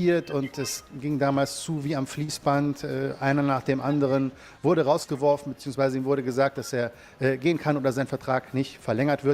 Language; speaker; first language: German; native; German